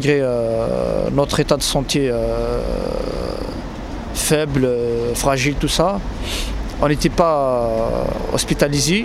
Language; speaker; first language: French; non-native, local second language; Arabic